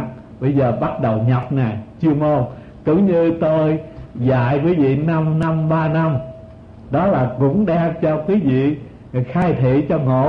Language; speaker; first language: Vietnamese; native; Vietnamese